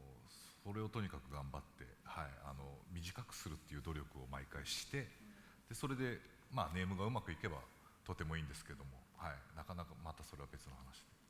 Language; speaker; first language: Japanese; native; Japanese